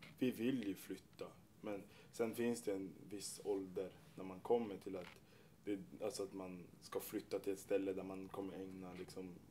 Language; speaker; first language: Swedish; early bilingual, other home language; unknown